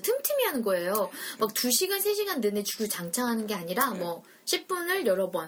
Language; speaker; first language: Korean; native; Korean